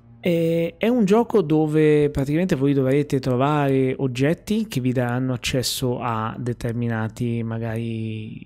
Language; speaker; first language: Italian; native; Italian